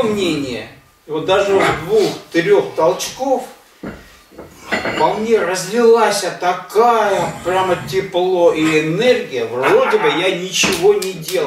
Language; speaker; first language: Russian; native; Russian